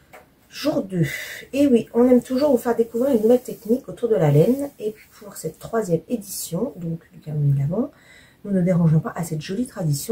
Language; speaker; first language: French; native; French